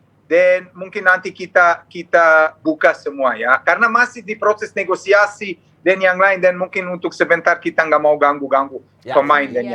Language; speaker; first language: Indonesian; non-native, fluent; Serbian